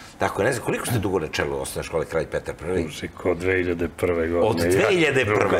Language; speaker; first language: Serbian; native; Serbian